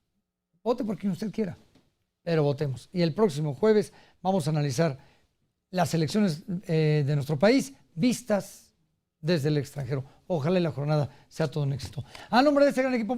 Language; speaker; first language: Spanish; native; Spanish